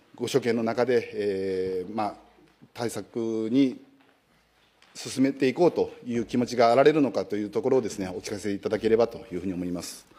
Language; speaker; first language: Japanese; native; Japanese